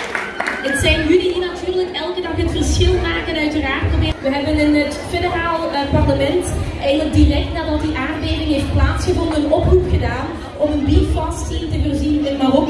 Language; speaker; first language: Dutch; native; Dutch